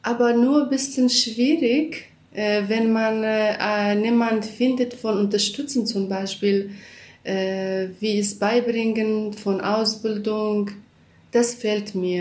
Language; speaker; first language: German; non-native, learner; Kurdish